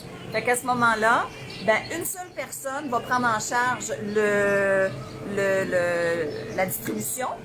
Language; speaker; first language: French; native; French